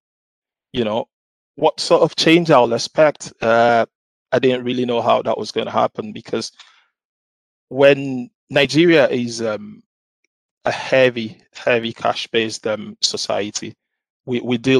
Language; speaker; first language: English; non-native, local second language; Igbo